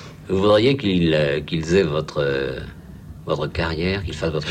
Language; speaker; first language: French; native; French